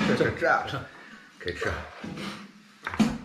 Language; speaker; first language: Chinese; non-native, local second language; Kazakh